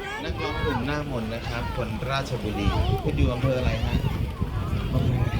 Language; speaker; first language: Thai; native; Thai